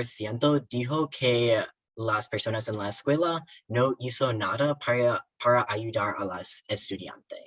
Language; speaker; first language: Spanish; non-native, learner; English